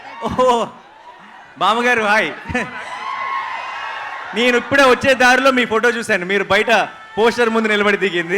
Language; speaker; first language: Telugu; native; Telugu